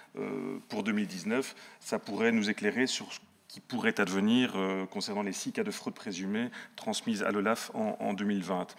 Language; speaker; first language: French; native; French